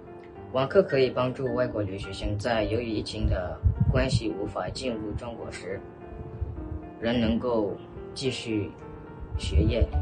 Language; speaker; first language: Chinese; non-native, fluent; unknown